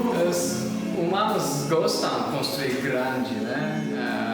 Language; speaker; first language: Portuguese; non-native, learner; Turkish